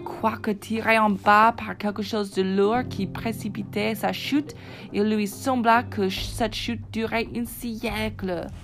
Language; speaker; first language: French; non-native, fluent; English